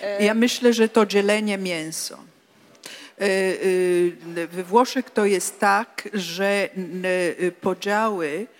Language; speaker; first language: Polish; non-native, fluent; Italian